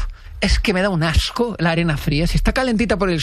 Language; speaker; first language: Spanish; native; Spanish